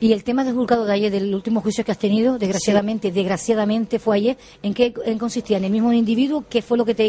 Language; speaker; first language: Spanish; native; Spanish